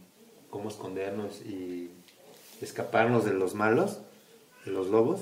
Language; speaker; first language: Spanish; native; Spanish